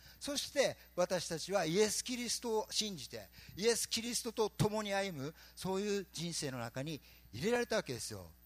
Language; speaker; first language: Japanese; native; Japanese